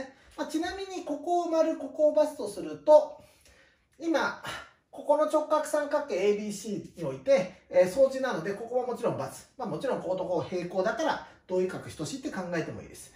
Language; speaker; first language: Japanese; native; Japanese